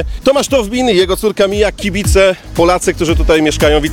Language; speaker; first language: Polish; native; Polish